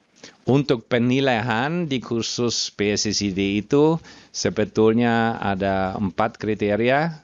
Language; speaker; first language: Indonesian; non-native, fluent; German